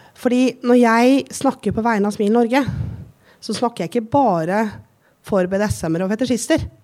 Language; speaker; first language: Norwegian; native; Norwegian